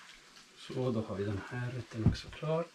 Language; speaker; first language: Swedish; non-native, fluent; Italian